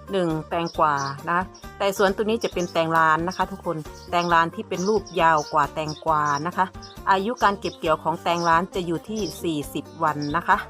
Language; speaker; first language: Thai; native; Thai